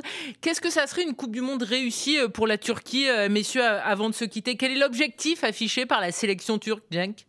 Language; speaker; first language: French; native; French